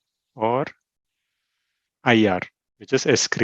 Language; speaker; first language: Spanish; non-native, learner; Malayalam